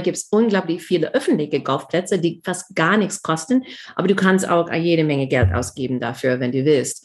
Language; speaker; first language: German; non-native, fluent; English